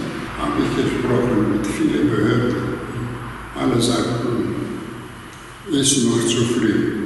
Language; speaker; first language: German; non-native, learner; Greek